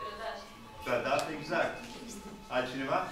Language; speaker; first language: Romanian; non-native, fluent; English